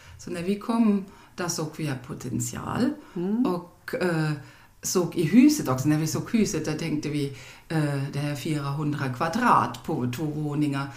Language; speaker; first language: Swedish; non-native, fluent; German